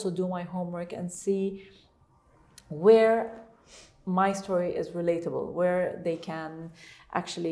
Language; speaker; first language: English; non-native, fluent; Arabic